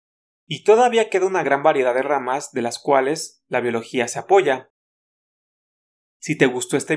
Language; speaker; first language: Spanish; native; Spanish